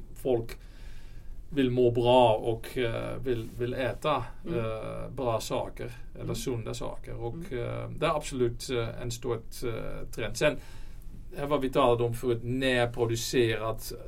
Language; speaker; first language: Swedish; non-native, fluent; Dutch